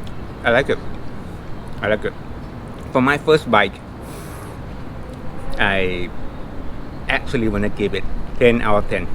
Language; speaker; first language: English; non-native, fluent; Thai